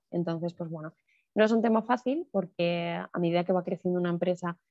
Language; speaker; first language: Spanish; native; Spanish